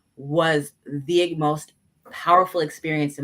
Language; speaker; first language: English; native; English